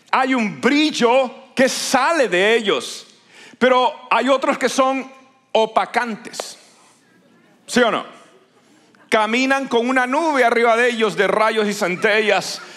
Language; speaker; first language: Spanish; native; Spanish